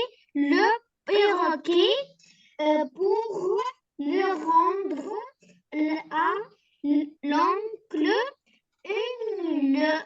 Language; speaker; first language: French; non-native, learner; Arabic